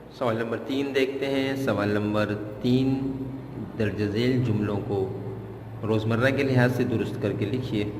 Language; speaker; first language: Urdu; native; Urdu